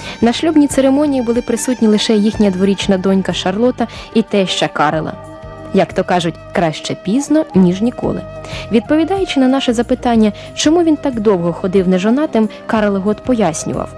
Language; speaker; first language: Ukrainian; native; Ukrainian